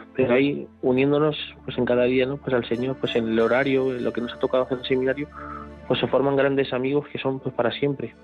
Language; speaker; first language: Spanish; native; Spanish